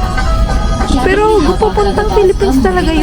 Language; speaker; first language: Filipino; native; Filipino